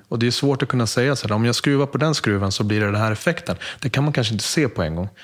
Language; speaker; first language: Swedish; early bilingual, other home language; Spanish